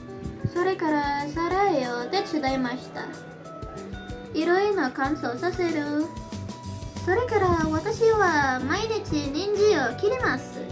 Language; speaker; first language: Japanese; non-native, learner; Indonesian